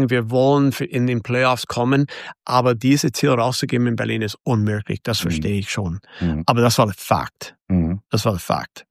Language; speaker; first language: German; non-native, fluent; English